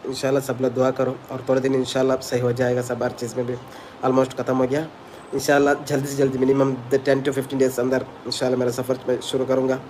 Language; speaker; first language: Hindi; non-native, local second language; Malayalam